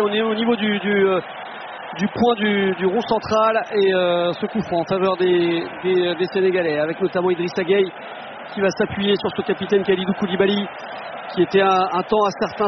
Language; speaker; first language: French; native; French